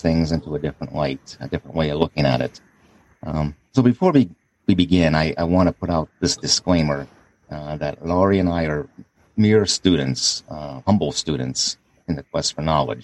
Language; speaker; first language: English; native; English